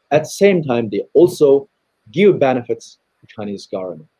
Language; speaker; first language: English; non-native, fluent; Chinese